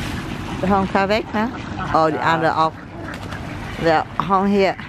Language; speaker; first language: Dutch; non-native, learner; Vietnamese